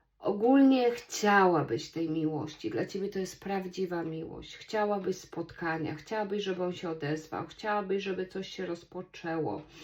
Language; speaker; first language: Polish; native; Polish